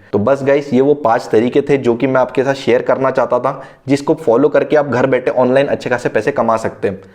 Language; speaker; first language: Hindi; non-native, local second language; Marathi